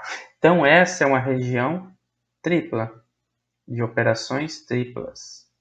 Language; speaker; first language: Portuguese; native; Portuguese